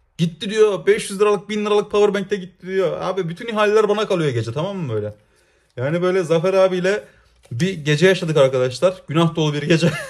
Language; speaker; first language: Turkish; native; Turkish